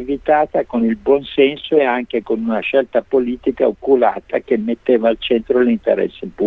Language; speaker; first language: Italian; native; Italian